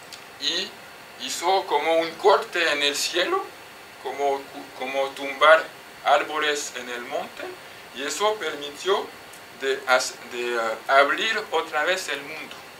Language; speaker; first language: Spanish; non-native, fluent; French